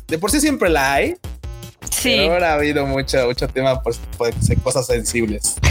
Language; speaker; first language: Spanish; native; Spanish